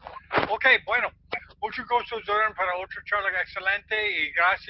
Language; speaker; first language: Spanish; non-native, learner; English